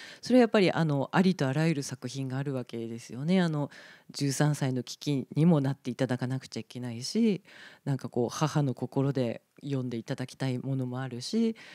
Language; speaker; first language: Japanese; native; Japanese